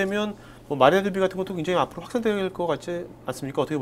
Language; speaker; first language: Korean; native; Korean